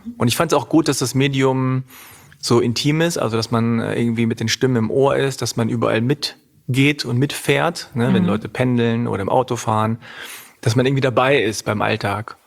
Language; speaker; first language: German; native; German